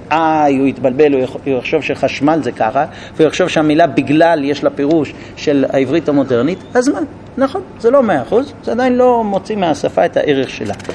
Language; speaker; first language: Hebrew; non-native, fluent; English